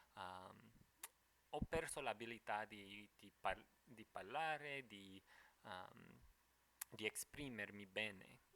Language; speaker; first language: Italian; non-native, fluent; English